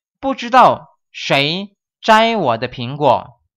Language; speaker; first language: Chinese; non-native, fluent; Indonesian